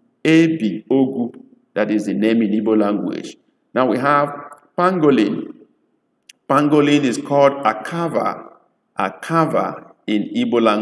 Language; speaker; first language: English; non-native, local second language; Igbo